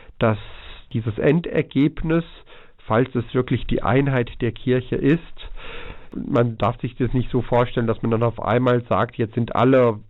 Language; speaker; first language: German; early bilingual, heritage; Greek